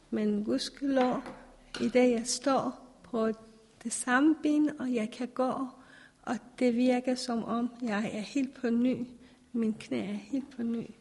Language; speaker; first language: Danish; non-native, fluent; Persian